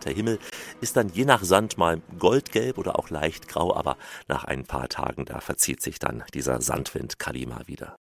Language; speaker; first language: German; native; German